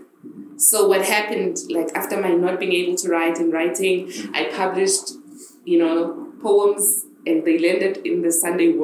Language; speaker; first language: English; non-native, local second language; Zulu